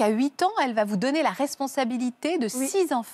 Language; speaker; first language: French; native; French